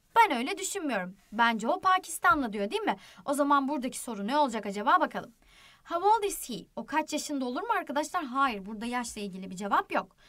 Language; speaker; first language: Turkish; native; Turkish